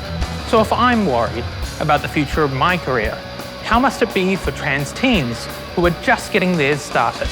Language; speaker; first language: English; native; English